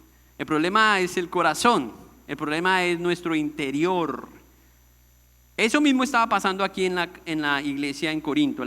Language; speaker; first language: Spanish; native; Spanish